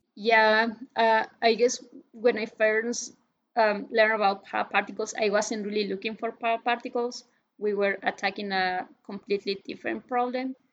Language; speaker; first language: English; non-native, fluent; Spanish